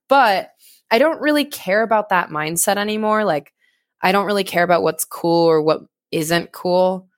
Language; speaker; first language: English; native; English